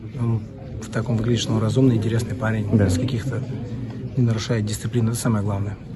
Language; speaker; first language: Russian; early bilingual, other home language; Georgian